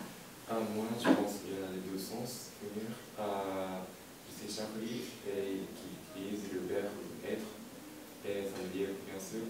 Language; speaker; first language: French; non-native, learner; Japanese